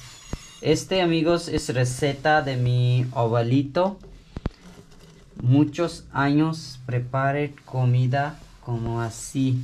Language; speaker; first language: Spanish; non-native, learner; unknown